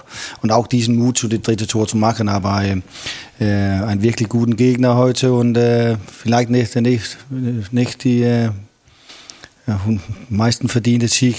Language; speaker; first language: German; non-native, fluent; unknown